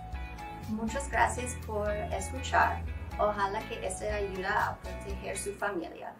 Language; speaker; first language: Spanish; non-native, learner; English